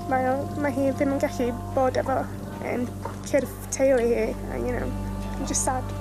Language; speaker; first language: Welsh; non-native, local second language; English